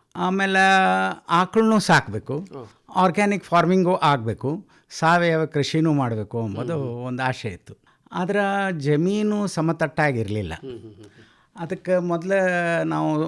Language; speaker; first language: Kannada; native; Kannada